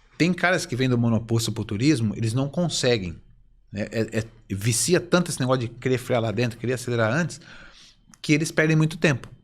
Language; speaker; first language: Portuguese; native; Portuguese